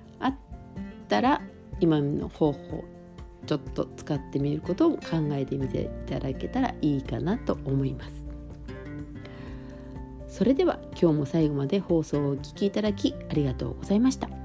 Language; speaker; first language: Japanese; native; Japanese